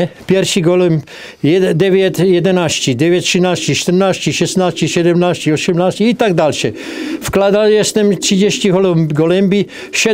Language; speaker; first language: Polish; non-native, learner; Czech